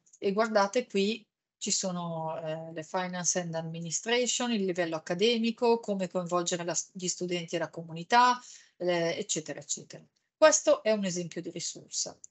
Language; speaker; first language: Italian; native; Italian